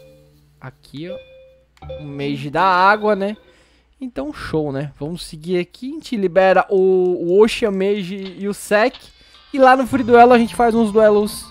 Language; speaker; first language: Portuguese; native; Portuguese